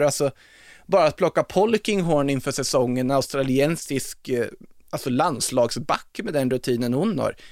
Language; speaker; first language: Swedish; native; Swedish